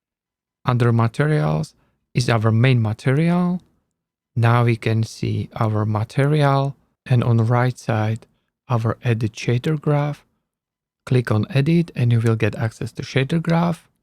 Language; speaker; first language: English; non-native, learner; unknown